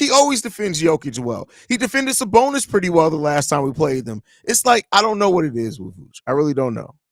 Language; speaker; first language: English; native; English